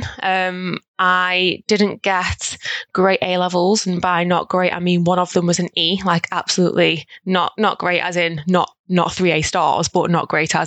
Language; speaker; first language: English; native; English